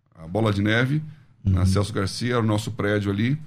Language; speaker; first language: Portuguese; native; Portuguese